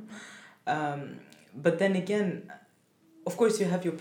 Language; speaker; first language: English; non-native, fluent; Rundi